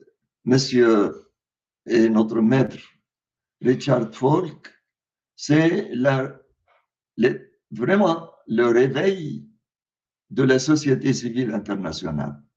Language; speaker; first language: French; non-native, fluent; Arabic